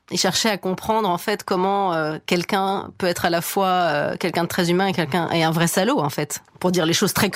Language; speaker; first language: French; native; French